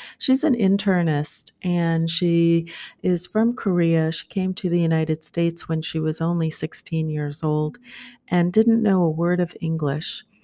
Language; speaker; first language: English; native; English